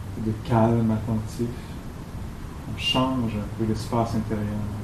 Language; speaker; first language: French; native; French